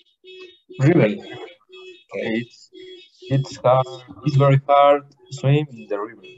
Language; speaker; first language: English; non-native, learner; Spanish